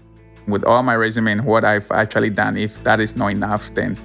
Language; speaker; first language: English; non-native, local second language; Ewe